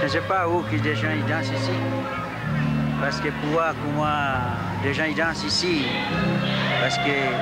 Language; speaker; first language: French; non-native, local second language; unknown